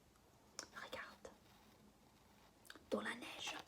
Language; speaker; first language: French; non-native, fluent; English